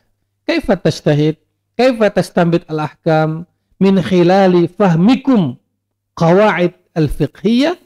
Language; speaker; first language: Arabic; non-native, fluent; Indonesian